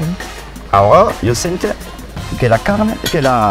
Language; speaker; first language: Spanish; non-native, learner; French